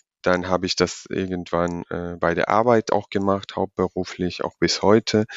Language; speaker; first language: German; non-native, fluent; Georgian